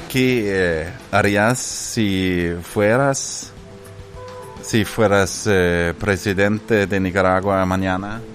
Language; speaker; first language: Spanish; non-native, learner; Danish